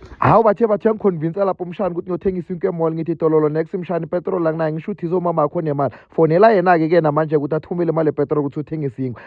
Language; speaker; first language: Zulu; native; Zulu